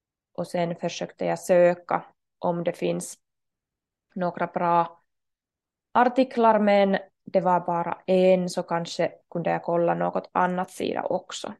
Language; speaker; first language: Swedish; non-native, local second language; Finnish